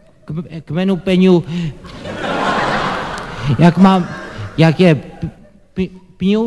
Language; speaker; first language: Czech; native; Czech